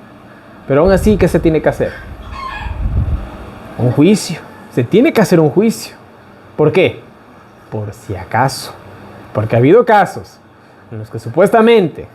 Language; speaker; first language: Spanish; native; Spanish